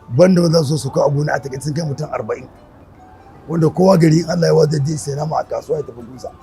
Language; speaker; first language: Hausa; native; Hausa